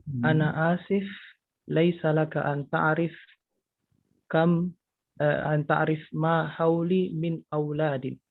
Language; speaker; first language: Arabic; non-native, learner; Indonesian